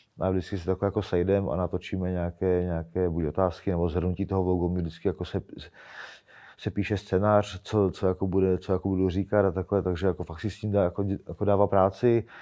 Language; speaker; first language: Czech; native; Czech